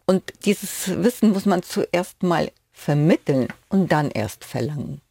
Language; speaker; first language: German; non-native, fluent; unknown